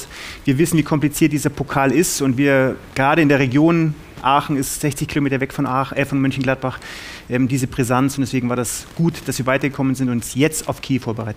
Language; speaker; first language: German; native; German